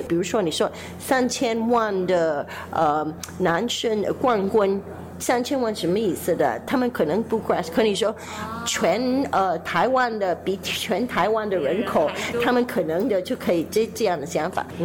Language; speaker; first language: Chinese; non-native, local second language; Cantonese